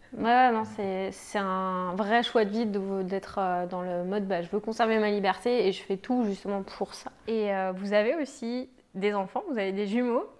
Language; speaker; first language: French; native; French